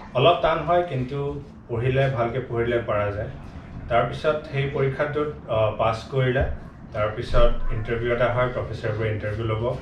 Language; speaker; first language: Assamese; native; Assamese